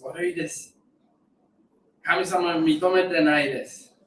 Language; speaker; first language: Japanese; non-native, fluent; English